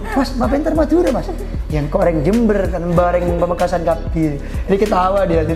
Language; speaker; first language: Indonesian; native; Indonesian